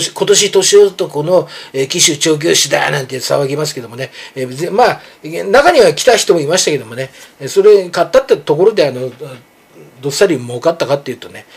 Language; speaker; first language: Japanese; native; Japanese